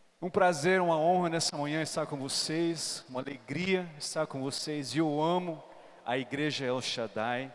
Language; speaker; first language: Portuguese; non-native, fluent; English